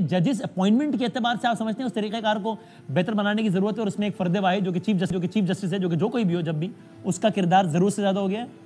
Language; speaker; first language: Urdu; native; Urdu